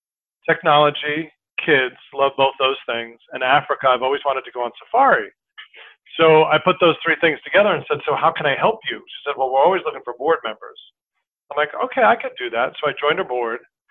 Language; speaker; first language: English; native; English